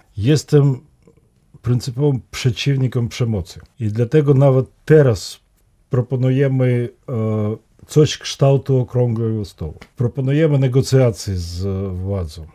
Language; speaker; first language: Polish; non-native, fluent; Russian